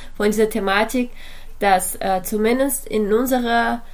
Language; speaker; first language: German; non-native, fluent; Portuguese